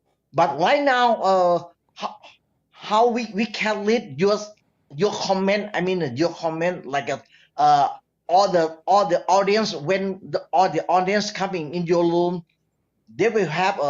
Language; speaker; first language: English; non-native, learner; Thai